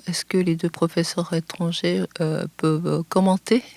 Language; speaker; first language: French; non-native, fluent; Japanese